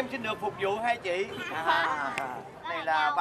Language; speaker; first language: Vietnamese; native; Vietnamese